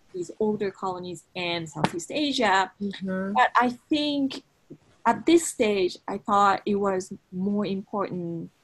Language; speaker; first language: English; non-native, fluent; Japanese